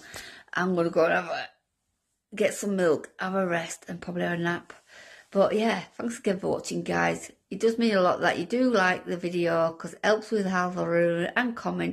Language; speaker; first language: English; native; English